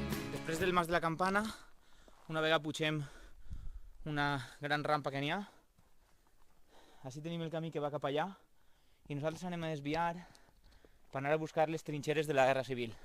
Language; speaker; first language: Catalan; native; Catalan